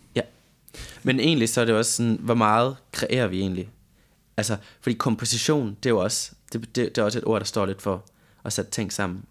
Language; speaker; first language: Danish; non-native, fluent; Spanish